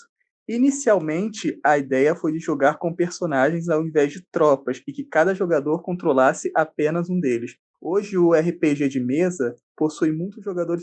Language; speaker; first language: Portuguese; native; Portuguese